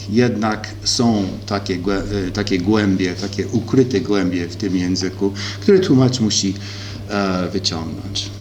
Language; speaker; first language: Polish; early bilingual, heritage; Polish